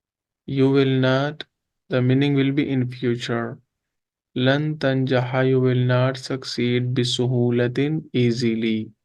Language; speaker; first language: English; non-native, local second language; Urdu